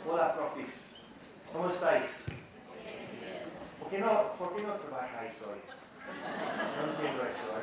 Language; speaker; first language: Spanish; non-native, fluent; English